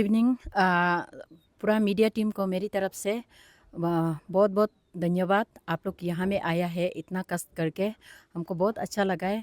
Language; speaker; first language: Hindi; non-native, local second language; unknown